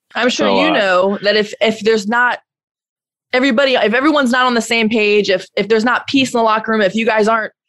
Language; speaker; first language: English; native; English